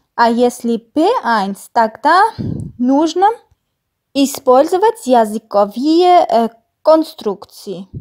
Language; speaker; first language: Russian; non-native, fluent; Armenian